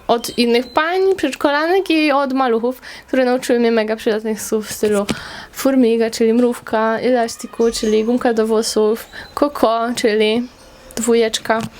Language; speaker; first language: Polish; native; Polish